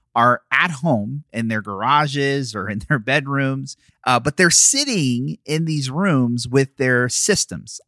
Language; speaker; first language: English; native; English